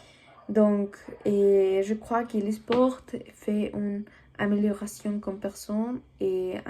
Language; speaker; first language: French; non-native, learner; Spanish